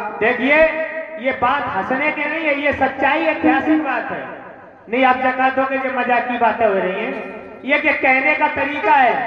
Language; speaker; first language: Hindi; native; Hindi